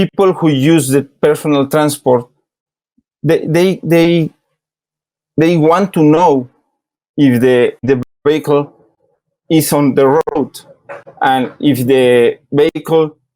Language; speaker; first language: English; non-native, learner; Spanish